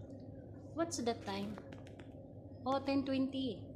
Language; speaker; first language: English; non-native, learner; Filipino